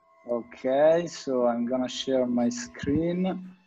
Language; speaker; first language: English; non-native, fluent; Italian